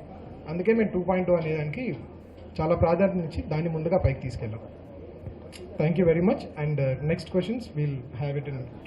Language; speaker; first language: Telugu; native; Telugu